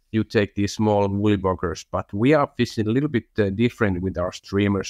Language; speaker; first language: English; non-native, fluent; Finnish